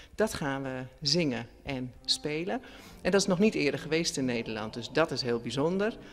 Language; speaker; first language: Dutch; native; Dutch